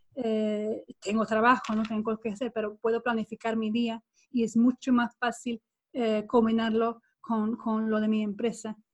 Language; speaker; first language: Spanish; non-native, fluent; Swedish